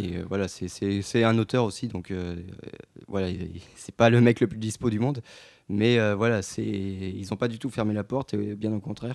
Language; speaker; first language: French; native; French